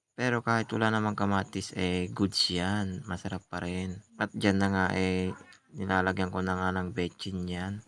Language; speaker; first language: Filipino; non-native, local second language; Iloko